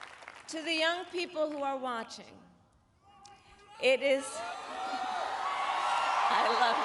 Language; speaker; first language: English; native; English